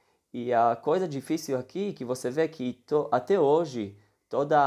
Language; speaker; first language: Portuguese; early bilingual, heritage; Hebrew